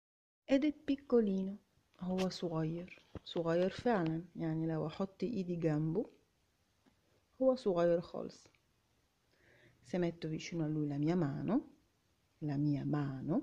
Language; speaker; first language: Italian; non-native, fluent; Arabic